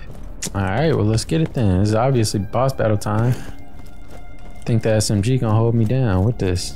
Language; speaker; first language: English; native; English